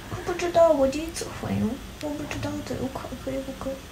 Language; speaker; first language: Chinese; non-native, learner; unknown